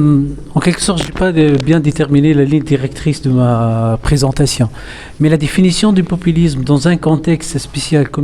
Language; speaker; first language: French; non-native, local second language; Arabic